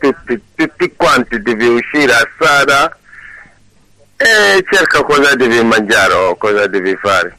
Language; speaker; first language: Italian; non-native, learner; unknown